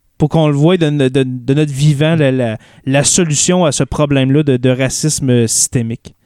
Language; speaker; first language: French; native; French